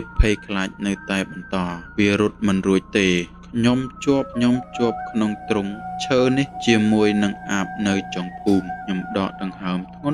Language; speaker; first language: Khmer; native; Khmer